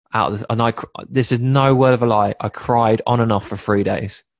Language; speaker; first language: English; native; English